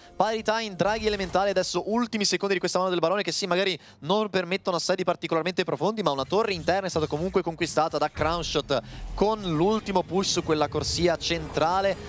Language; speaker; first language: Italian; native; Italian